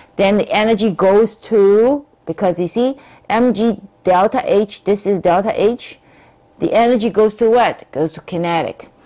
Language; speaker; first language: English; non-native, fluent; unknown